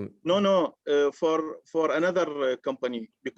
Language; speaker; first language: English; non-native, learner; Arabic